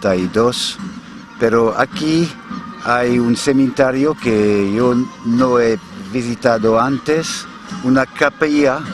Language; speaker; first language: Spanish; non-native, fluent; English